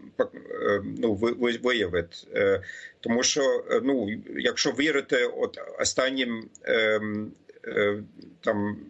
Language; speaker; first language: Ukrainian; non-native, fluent; German